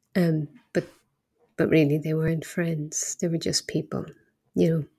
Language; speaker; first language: English; native; English